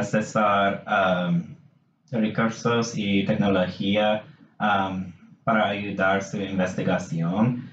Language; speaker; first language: Spanish; non-native, learner; English